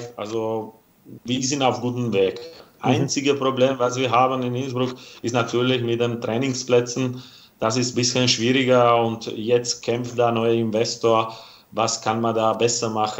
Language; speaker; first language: German; non-native, fluent; Slovak